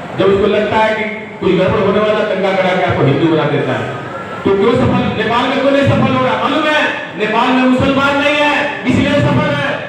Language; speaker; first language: Hindi; native; Hindi